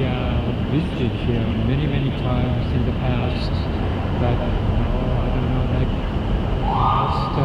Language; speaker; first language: English; non-native, fluent; Japanese